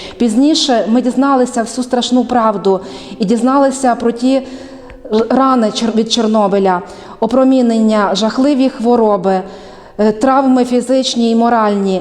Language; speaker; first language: Ukrainian; native; Ukrainian